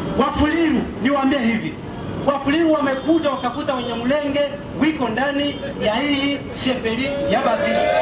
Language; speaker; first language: Swahili; non-native, local second language; Kinyarwanda